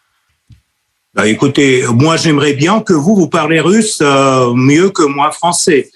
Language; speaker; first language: French; non-native, fluent; Russian